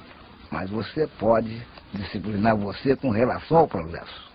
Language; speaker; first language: Portuguese; native; Portuguese